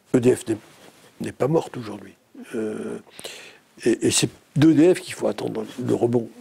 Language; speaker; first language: French; native; French